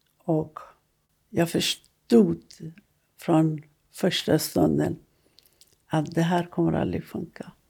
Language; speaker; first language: Swedish; non-native, fluent; Persian